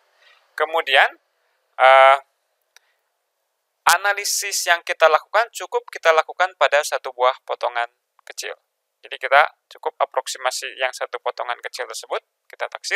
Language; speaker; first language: Indonesian; native; Indonesian